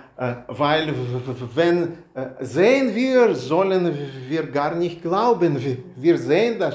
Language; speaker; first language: German; non-native, learner; Russian